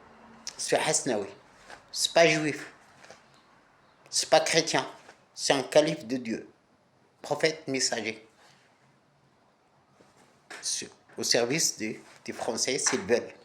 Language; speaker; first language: French; non-native, local second language; Arabic